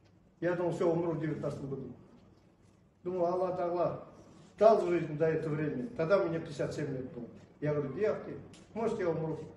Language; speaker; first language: Russian; non-native, local second language; Kazakh